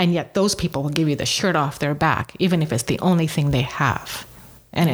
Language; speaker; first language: English; native; English